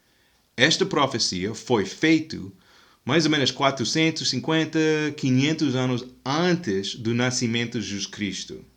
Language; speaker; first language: Portuguese; non-native, fluent; English